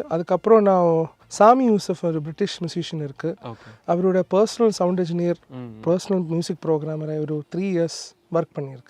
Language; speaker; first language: Tamil; non-native, learner; Malayalam